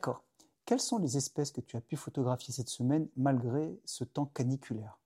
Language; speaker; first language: French; native; French